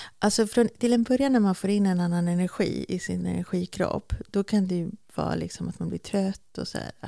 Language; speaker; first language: Swedish; early bilingual, other home language; Spanish